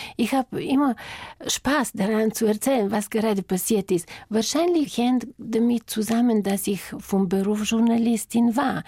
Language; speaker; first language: German; non-native, fluent; Bulgarian